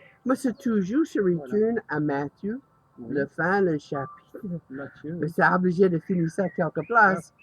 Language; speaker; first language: French; non-native, learner; English